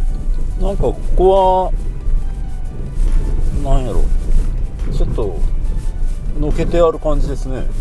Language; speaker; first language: Japanese; native; Japanese